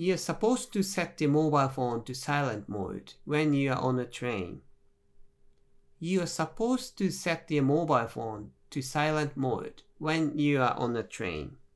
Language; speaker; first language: English; non-native, fluent; Japanese